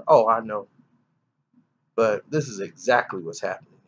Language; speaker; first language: English; native; English